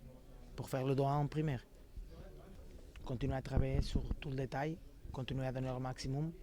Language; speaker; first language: French; non-native, fluent; Portuguese